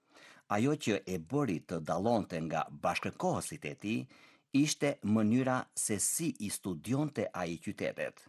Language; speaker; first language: Albanian; native; Albanian